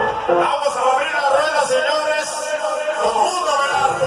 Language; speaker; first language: Spanish; native; Spanish